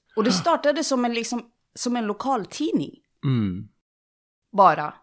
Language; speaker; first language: Swedish; native; Swedish